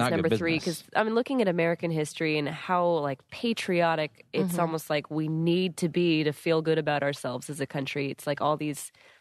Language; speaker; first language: English; native; English